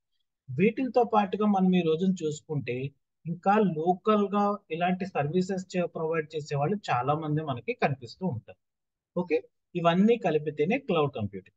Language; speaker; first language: Telugu; native; Telugu